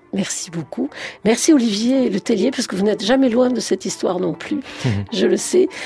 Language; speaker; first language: French; native; French